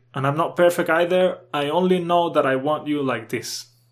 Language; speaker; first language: English; non-native, fluent; Spanish